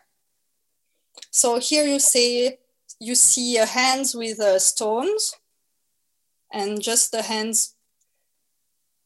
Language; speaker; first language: English; non-native, fluent; French